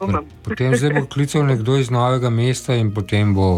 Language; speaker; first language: Slovenian; native; Slovenian